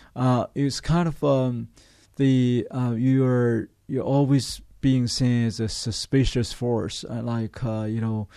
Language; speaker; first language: English; non-native, fluent; Chinese